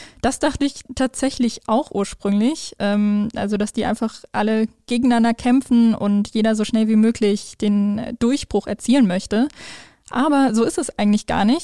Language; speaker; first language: German; native; German